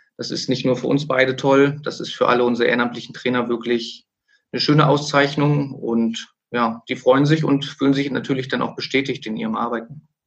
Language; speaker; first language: German; native; German